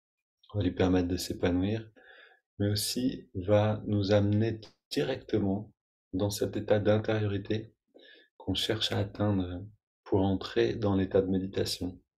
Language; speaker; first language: French; native; French